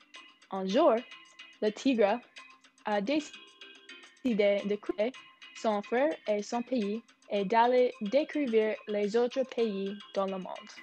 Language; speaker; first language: French; non-native, learner; English